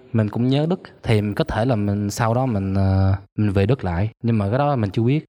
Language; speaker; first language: Vietnamese; early bilingual, other home language; German